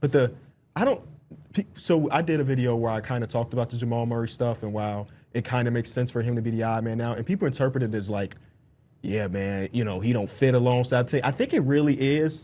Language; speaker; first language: English; native; English